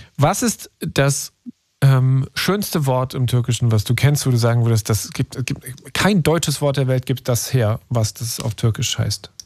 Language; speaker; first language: German; native; German